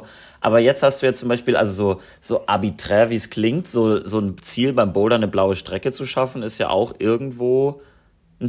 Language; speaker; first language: German; native; German